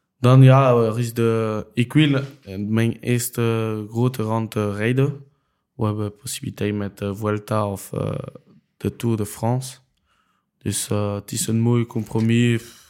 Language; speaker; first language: Dutch; non-native, local second language; French